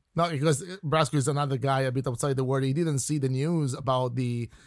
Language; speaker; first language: English; non-native, fluent; Italian